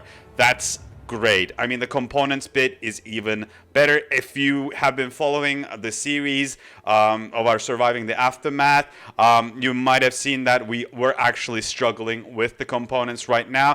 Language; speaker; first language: English; non-native, fluent; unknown